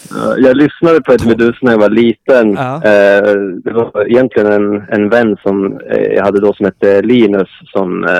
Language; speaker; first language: Swedish; native; Swedish